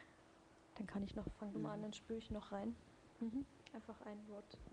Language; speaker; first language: German; native; German